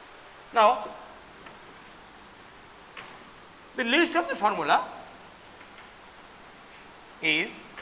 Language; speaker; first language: English; non-native, local second language; Bangla